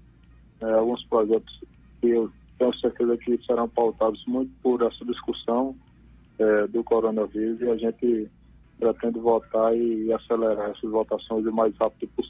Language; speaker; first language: Portuguese; native; Portuguese